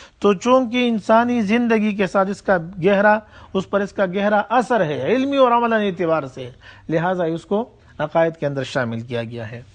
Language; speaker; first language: Urdu; non-native, local second language; Pashto